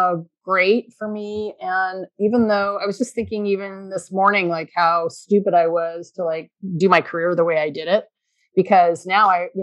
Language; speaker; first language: English; native; English